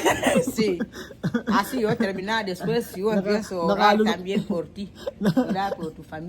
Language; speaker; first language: Spanish; non-native, learner; Filipino